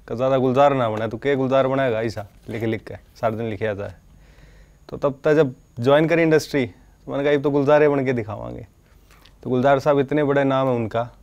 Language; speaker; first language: Hindi; native; Hindi